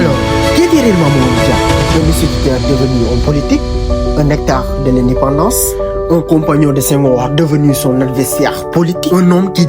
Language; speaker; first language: French; non-native, local second language; Wolof